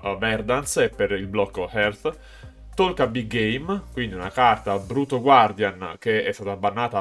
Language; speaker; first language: Italian; native; Italian